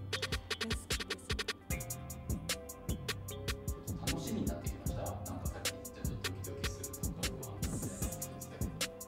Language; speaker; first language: Japanese; native; Japanese